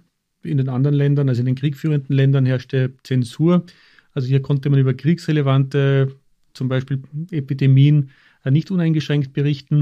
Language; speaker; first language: German; native; German